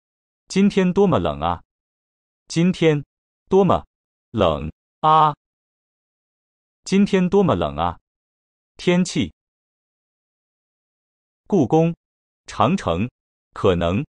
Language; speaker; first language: Chinese; non-native, learner; Japanese